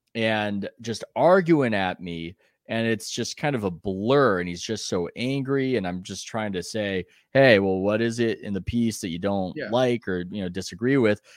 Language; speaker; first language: English; native; English